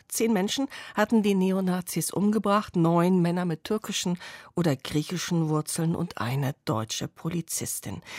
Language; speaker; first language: German; native; German